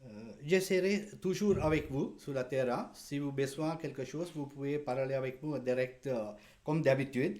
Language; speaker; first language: French; non-native, learner; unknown